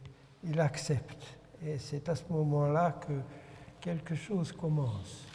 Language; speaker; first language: French; non-native, fluent; Hungarian